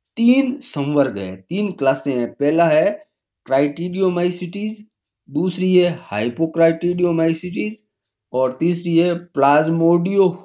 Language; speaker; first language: Hindi; native; Hindi